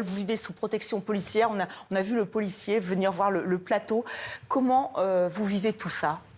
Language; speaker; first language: French; native; French